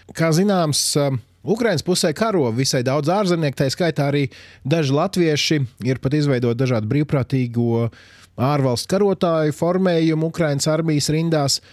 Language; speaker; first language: Latvian; native; Latvian